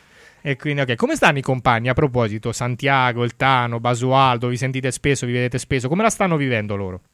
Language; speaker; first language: Italian; native; Italian